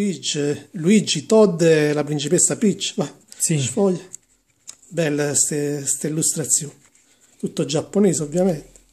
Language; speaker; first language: Italian; native; Italian